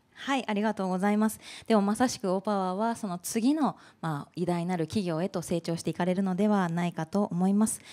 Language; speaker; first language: Japanese; native; Japanese